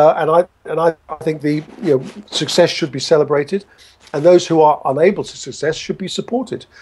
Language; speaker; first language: English; native; English